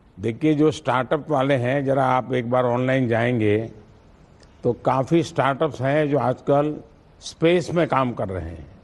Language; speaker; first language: Hindi; non-native, local second language; Gujarati